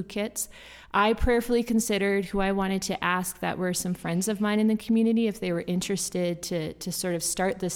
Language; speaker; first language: English; native; English